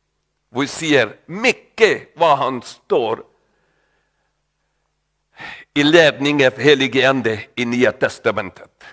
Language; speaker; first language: Swedish; non-native, learner; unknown